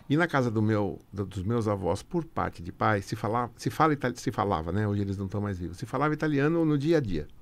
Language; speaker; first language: Portuguese; native; Portuguese